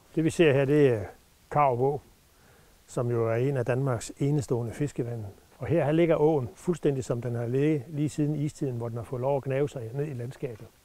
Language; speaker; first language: Danish; native; Danish